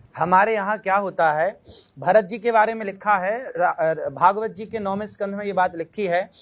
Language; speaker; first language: Hindi; native; Hindi